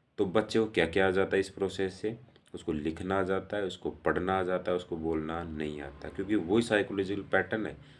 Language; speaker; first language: Hindi; native; Hindi